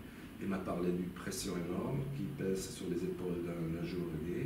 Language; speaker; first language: French; non-native, local second language; German